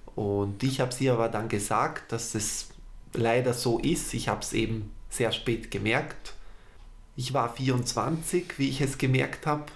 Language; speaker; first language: German; native; German